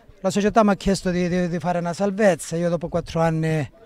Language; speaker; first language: Italian; native; Italian